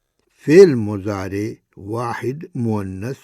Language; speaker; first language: Arabic; non-native, fluent; Urdu